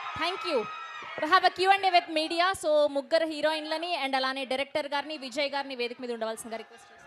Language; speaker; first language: Telugu; native; Telugu